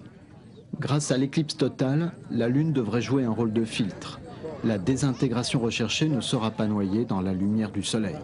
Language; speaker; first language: French; native; French